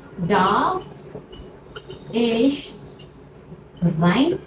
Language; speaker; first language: German; non-native, fluent; Hindi